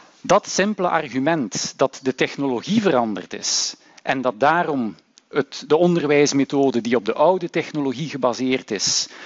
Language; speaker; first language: Dutch; native; Dutch